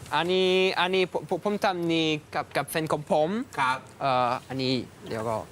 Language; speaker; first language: Thai; non-native, learner; French